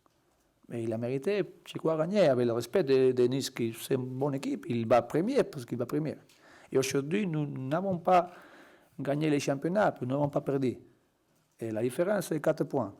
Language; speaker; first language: French; non-native, learner; Spanish